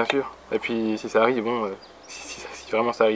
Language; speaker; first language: French; native; French